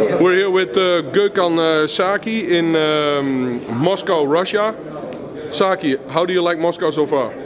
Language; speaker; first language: English; non-native, fluent; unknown